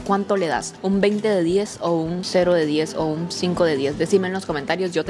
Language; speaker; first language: Spanish; native; Spanish